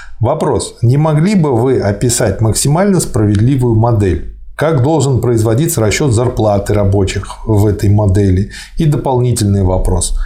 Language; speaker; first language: Russian; native; Russian